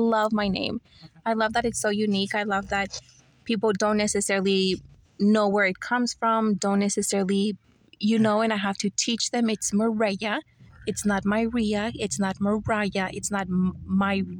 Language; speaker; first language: English; early bilingual, other home language; Spanish